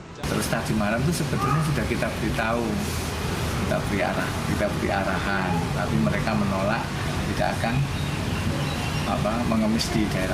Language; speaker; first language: Indonesian; native; Indonesian